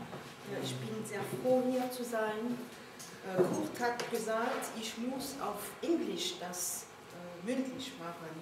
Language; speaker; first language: German; non-native, learner; French